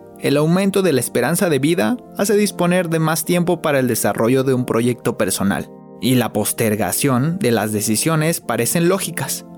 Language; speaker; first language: Spanish; native; Spanish